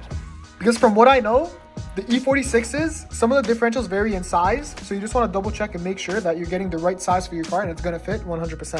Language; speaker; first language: English; native; English